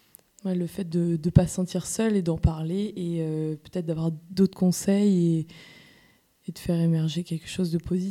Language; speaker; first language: French; native; French